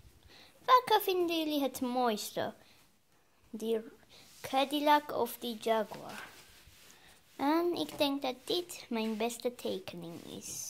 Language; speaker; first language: Dutch; early bilingual, other home language; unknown